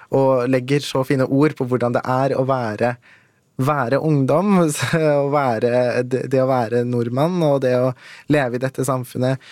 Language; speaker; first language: Norwegian; early bilingual, other home language; Persian